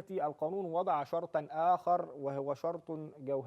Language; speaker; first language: Arabic; native; Arabic